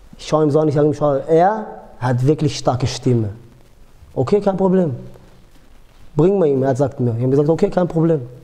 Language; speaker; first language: German; early bilingual, other home language; Georgian